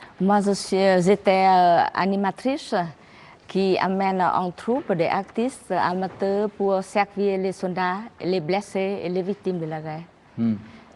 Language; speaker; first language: French; non-native, learner; Vietnamese